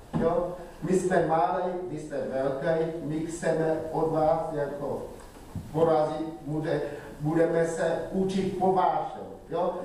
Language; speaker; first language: Czech; non-native, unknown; Vietnamese